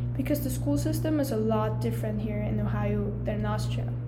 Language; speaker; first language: English; early bilingual, other home language; German